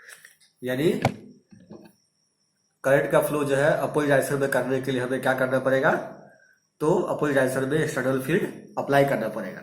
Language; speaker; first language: Hindi; native; Hindi